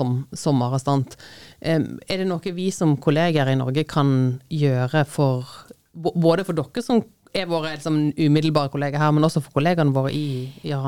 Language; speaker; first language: Norwegian; native; Norwegian